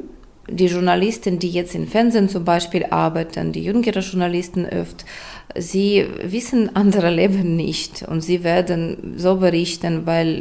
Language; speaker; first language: German; non-native, fluent; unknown